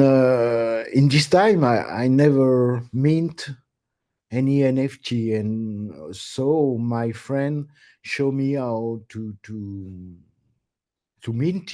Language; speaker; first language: English; non-native, learner; French